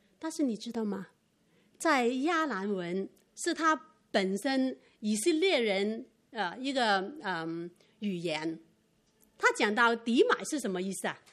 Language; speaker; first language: Chinese; non-native, local second language; Cantonese